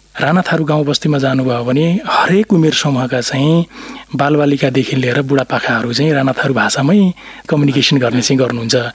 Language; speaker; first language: Nepali; non-native, local second language; Rana Tharu